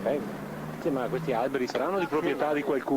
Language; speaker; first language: Italian; native; Italian